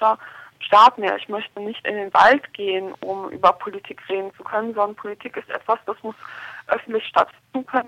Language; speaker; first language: German; native; German